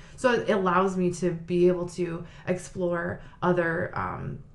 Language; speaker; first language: English; native; English